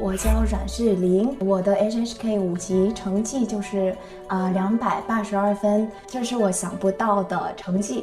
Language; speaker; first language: Chinese; non-native, fluent; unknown